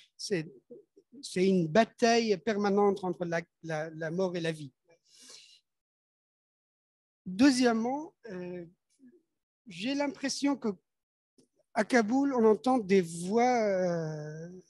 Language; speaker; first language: French; non-native, fluent; Persian